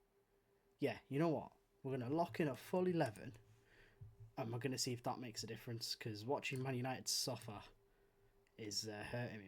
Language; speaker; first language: English; native; English